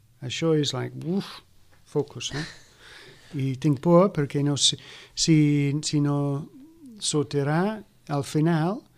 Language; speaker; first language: Catalan; non-native, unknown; English